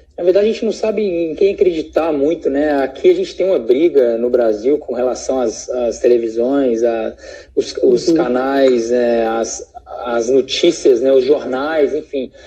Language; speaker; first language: Portuguese; native; Portuguese